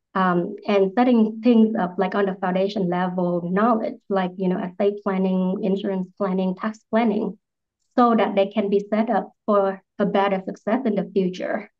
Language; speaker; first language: English; non-native, fluent; Vietnamese